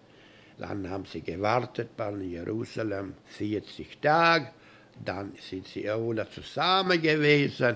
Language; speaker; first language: German; early bilingual, heritage; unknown